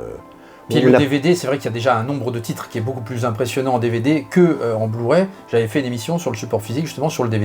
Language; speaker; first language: French; native; French